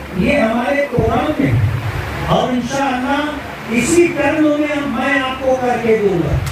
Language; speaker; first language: Urdu; native; Urdu